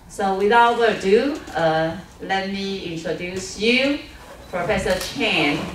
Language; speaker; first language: English; non-native, fluent; Chinese